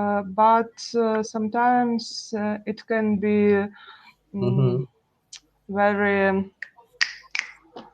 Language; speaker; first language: English; non-native, learner; Russian